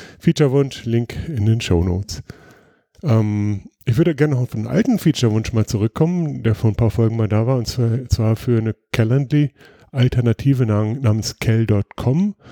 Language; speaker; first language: German; native; German